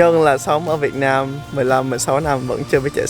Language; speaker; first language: Vietnamese; native; Vietnamese